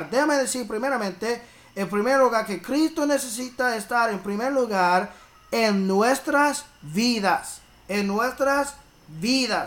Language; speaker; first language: Spanish; early bilingual, heritage; English